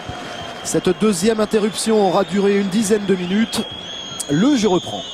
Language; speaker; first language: French; native; French